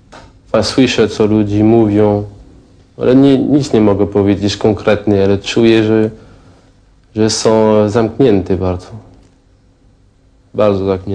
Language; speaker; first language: Polish; non-native, learner; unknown